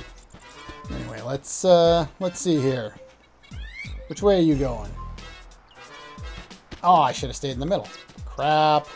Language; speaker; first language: English; native; English